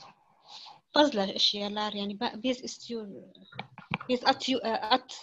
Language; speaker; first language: Turkish; non-native, learner; Arabic